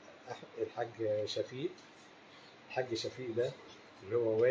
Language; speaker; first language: Arabic; native; Arabic